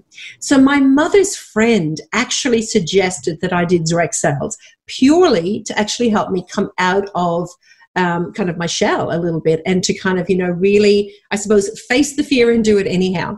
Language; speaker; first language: English; native; English